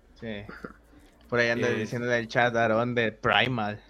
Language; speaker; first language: Spanish; native; Spanish